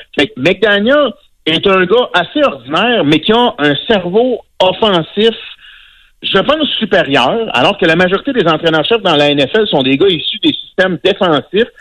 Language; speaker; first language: French; native; French